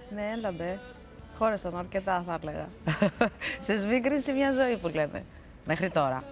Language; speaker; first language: Greek; early bilingual, other home language; Russian